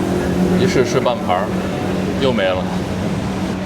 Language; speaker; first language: Chinese; native; Chinese